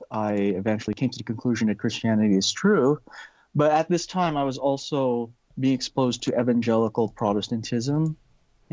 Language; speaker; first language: English; non-native, local second language; Filipino